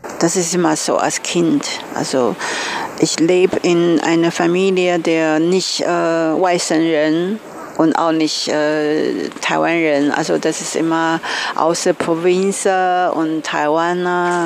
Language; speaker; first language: German; non-native, learner; Chinese